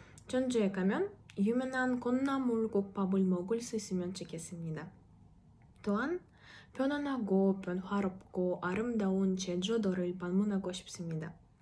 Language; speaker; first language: Korean; non-native, learner; Russian